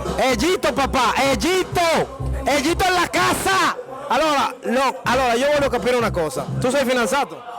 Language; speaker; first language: Italian; non-native, fluent; Spanish